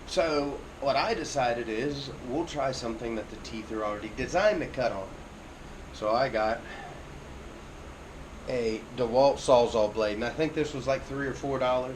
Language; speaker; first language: English; native; English